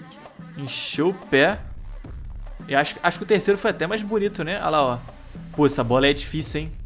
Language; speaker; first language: Portuguese; native; Portuguese